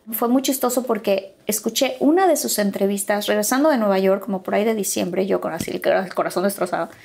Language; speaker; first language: Spanish; native; Spanish